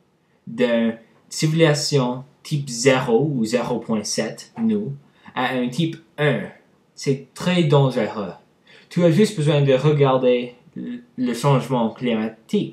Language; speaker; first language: French; non-native, learner; English